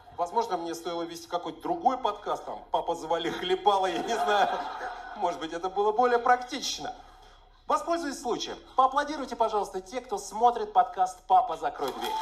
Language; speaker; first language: Russian; native; Russian